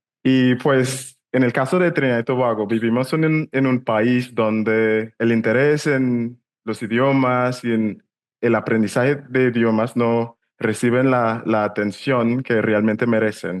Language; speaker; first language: Spanish; non-native, fluent; English